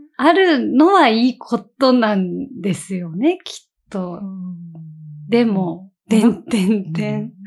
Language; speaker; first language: Japanese; native; Japanese